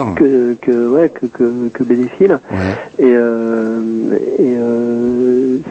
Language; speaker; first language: French; native; French